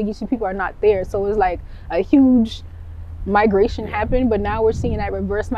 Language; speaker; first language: English; early bilingual, other home language; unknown